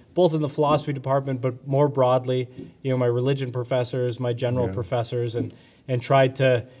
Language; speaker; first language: English; native; English